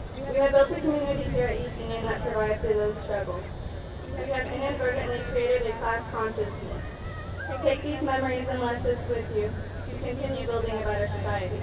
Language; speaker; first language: English; early bilingual, other home language; Spanish